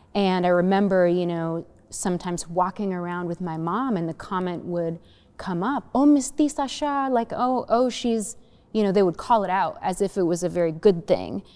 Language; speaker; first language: English; native; English